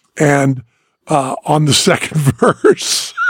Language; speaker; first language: English; native; English